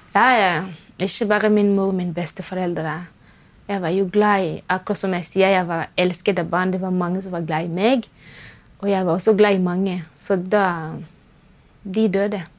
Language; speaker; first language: Norwegian; non-native, fluent; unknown